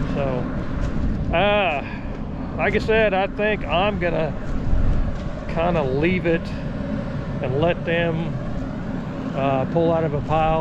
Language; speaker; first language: English; native; English